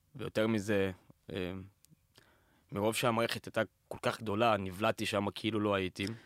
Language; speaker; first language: Hebrew; native; Hebrew